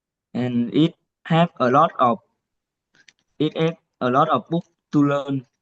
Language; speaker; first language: English; non-native, learner; Vietnamese